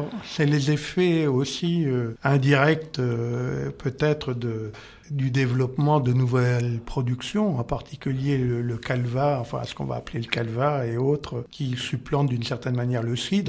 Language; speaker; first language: French; native; French